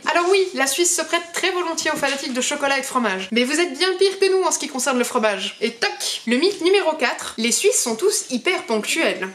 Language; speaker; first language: French; early bilingual, other home language; Hebrew